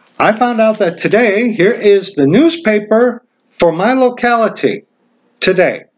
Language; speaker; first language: English; native; English